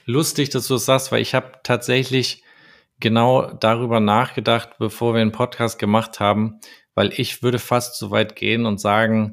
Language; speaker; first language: German; native; German